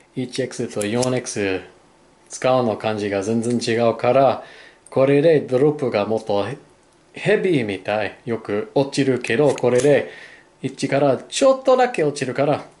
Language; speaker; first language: Japanese; non-native, learner; English